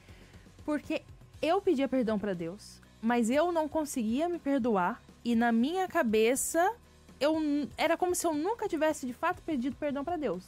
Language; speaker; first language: Portuguese; native; Portuguese